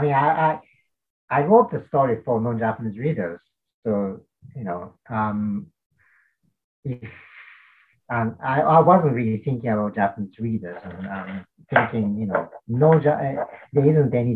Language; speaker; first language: English; non-native, fluent; Japanese